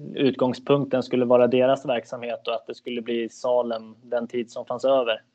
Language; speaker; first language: Swedish; native; Swedish